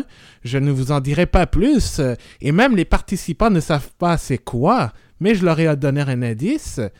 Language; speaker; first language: French; native; French